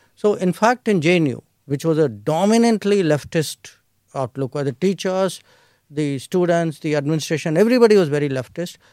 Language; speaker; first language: English; non-native, local second language; Hindi